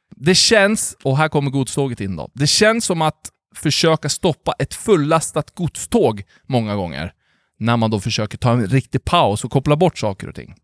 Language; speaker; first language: Swedish; native; Swedish